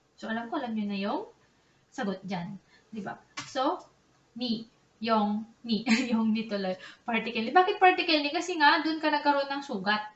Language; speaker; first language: Filipino; native; Filipino